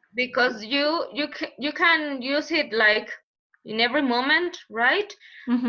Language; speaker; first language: English; non-native, learner; Spanish